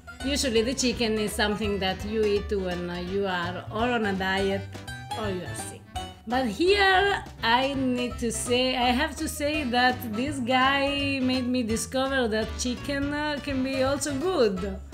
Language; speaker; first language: English; non-native, fluent; Italian